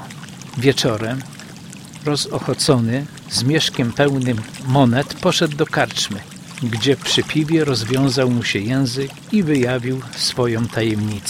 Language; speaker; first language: Polish; native; Polish